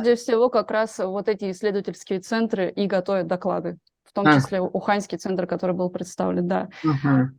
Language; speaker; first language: Russian; native; Russian